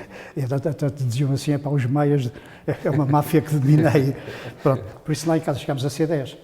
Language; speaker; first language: Portuguese; native; Portuguese